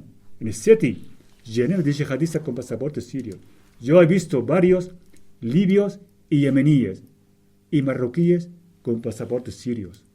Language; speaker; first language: Spanish; non-native, fluent; Arabic